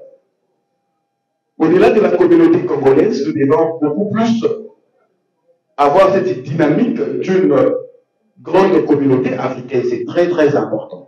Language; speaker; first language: French; non-native, local second language; Lingala